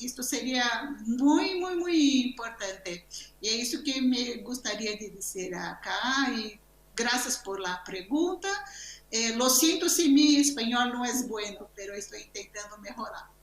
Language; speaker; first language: Spanish; non-native, learner; Portuguese